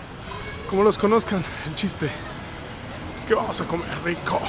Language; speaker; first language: Spanish; native; Spanish